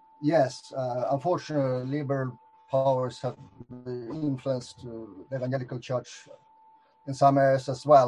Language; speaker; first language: English; non-native, fluent; Swedish